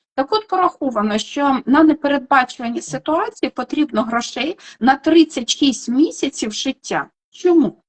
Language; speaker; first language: Ukrainian; non-native, local second language; Russian